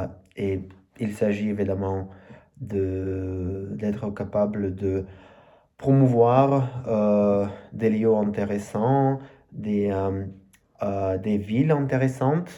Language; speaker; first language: French; non-native, learner; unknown